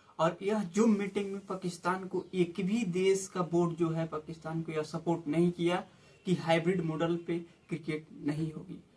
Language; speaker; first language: Hindi; native; Hindi